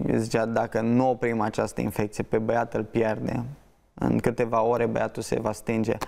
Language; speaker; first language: Romanian; native; Romanian